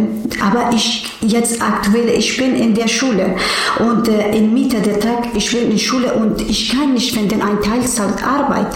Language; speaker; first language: German; non-native, learner; Persian